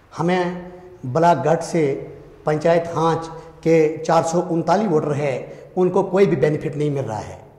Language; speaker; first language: Hindi; native; Hindi